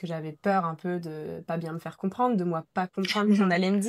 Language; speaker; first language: French; native; French